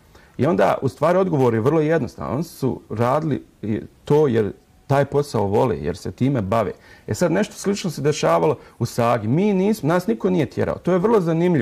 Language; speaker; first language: Serbian; native; Serbian